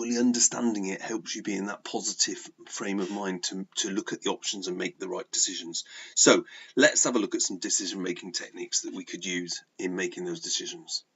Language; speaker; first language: English; native; English